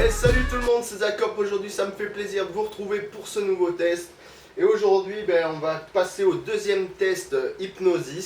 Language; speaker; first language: French; native; French